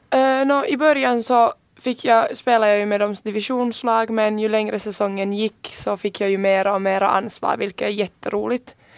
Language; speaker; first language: Swedish; native; Swedish